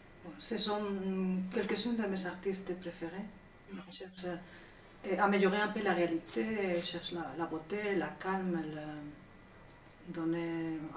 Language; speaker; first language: French; non-native, fluent; Spanish